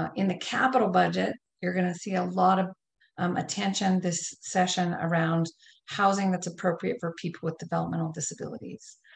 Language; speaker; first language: English; native; English